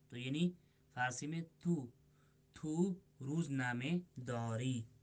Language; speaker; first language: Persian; non-native, fluent; Urdu